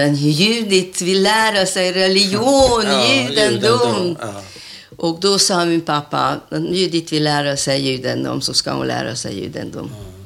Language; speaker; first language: Swedish; non-native, fluent; Hungarian